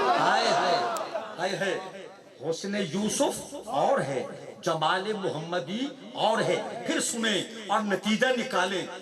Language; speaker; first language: Urdu; non-native, local second language; Saraiki